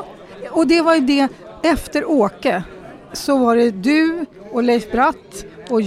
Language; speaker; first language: Swedish; native; Swedish